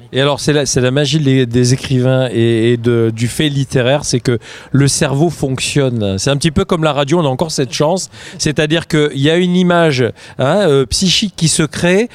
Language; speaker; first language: French; native; French